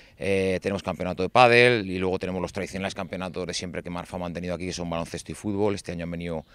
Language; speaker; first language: Spanish; native; Spanish